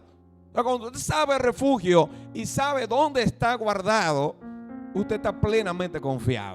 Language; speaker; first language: Spanish; native; Spanish